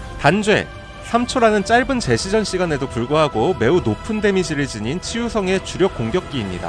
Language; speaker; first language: Korean; native; Korean